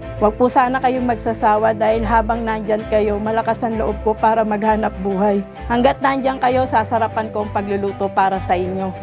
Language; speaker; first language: Filipino; native; Filipino